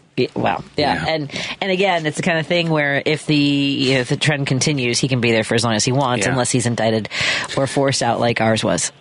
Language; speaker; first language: English; native; English